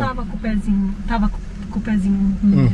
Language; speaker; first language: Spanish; non-native, learner; Portuguese